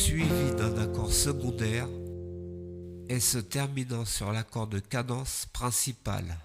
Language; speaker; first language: French; native; French